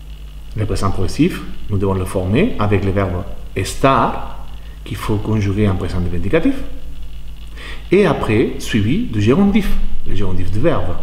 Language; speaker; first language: French; non-native, fluent; Spanish